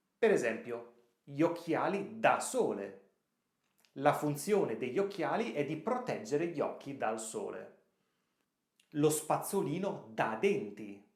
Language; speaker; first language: Italian; native; Italian